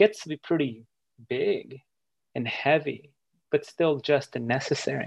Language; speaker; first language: English; early bilingual, other home language; Spanish